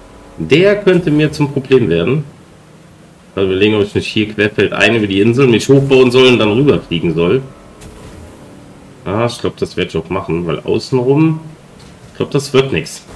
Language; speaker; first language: German; native; German